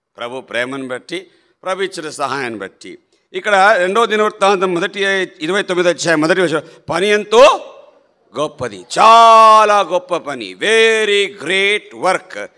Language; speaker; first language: Telugu; non-native, local second language; Malayalam